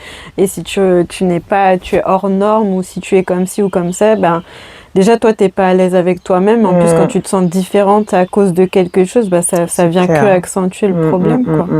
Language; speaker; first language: French; native; French